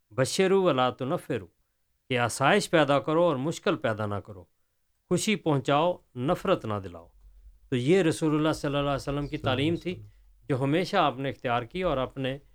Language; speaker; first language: Urdu; native; Urdu